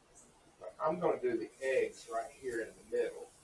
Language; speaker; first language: English; native; English